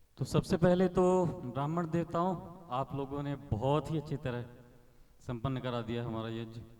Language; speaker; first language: Hindi; native; Hindi